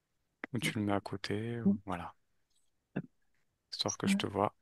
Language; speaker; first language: French; native; French